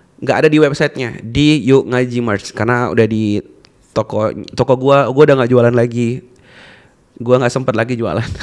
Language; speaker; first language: Indonesian; native; Indonesian